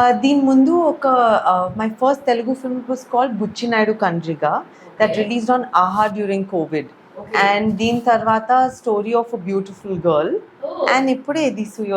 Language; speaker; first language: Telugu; non-native, local second language; Urdu